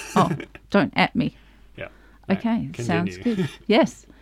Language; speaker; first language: English; native; English